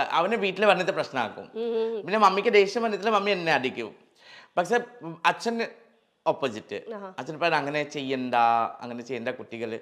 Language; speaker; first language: Malayalam; non-native, learner; Assamese